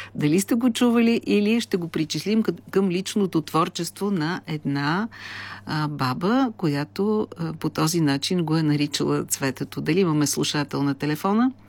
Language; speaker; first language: Bulgarian; native; Bulgarian